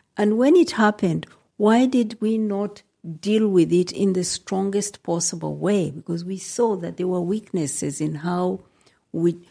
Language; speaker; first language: English; non-native, local second language; Nyankole